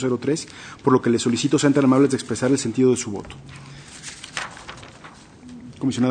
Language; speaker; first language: Spanish; native; Spanish